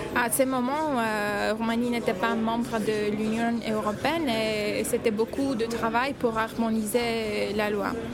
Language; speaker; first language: French; non-native, learner; Romanian